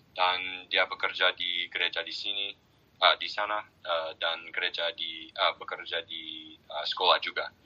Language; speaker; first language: Indonesian; non-native, learner; English